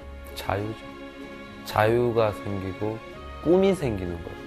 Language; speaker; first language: Korean; native; Korean